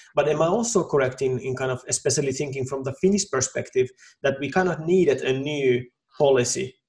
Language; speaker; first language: English; non-native, fluent; Finnish